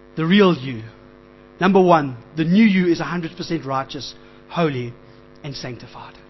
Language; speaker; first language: English; native; English